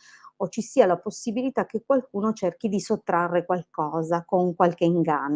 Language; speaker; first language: Italian; native; Italian